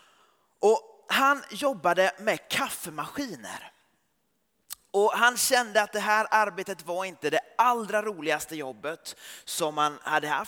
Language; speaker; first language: Swedish; early bilingual, heritage; Swedish